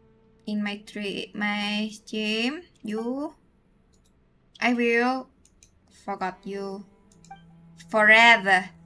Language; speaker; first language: English; non-native, learner; Vietnamese